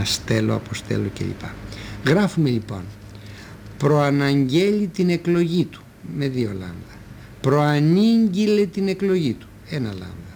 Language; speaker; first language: Greek; native; Greek